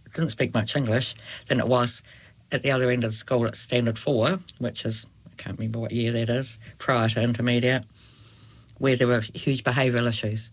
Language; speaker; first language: English; native; English